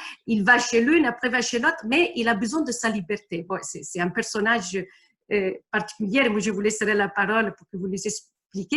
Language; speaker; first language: French; non-native, fluent; Italian